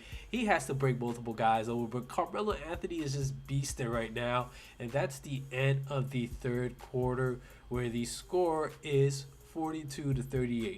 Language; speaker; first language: English; native; English